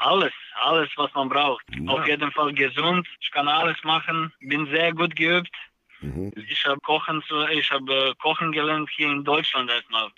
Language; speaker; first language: German; non-native, learner; Serbian